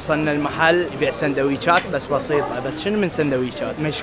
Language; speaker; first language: Arabic; native; Arabic